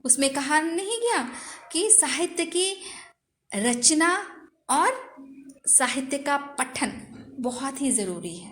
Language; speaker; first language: Hindi; non-native, local second language; Telugu